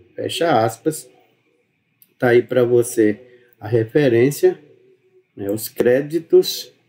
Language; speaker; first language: Portuguese; native; Portuguese